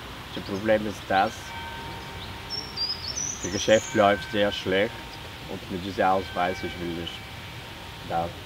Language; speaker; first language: German; non-native, learner; Bulgarian